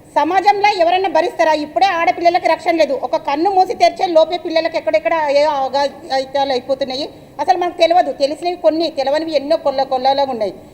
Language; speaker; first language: Telugu; native; Telugu